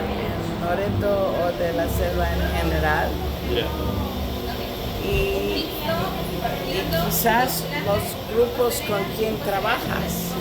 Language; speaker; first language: Spanish; non-native, learner; English